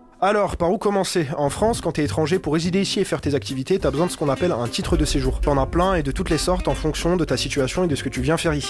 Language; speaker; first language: French; non-native, local second language; Arabic